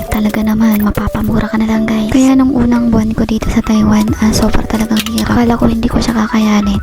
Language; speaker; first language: Filipino; native; Filipino